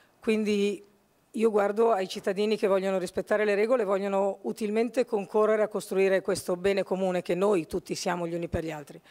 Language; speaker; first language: Italian; native; Italian